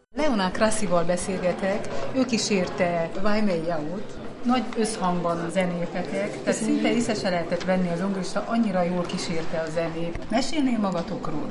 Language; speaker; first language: Hungarian; native; Hungarian